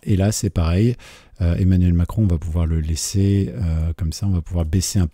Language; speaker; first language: French; native; French